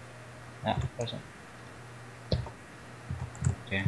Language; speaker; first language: Norwegian; native; Norwegian